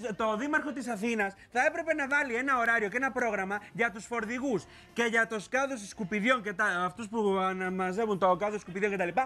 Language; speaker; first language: Greek; non-native, fluent; Spanish